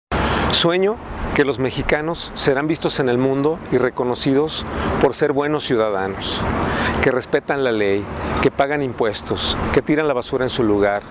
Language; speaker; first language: Spanish; native; Spanish